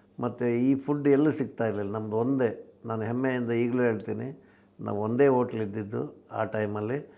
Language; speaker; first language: Kannada; non-native, local second language; Konkani